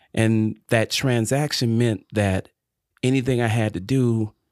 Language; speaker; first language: English; native; English